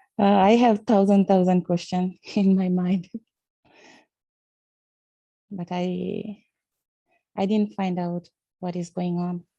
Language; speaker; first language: English; non-native, learner; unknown